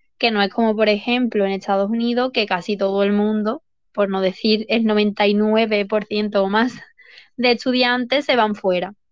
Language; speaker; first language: Spanish; native; Spanish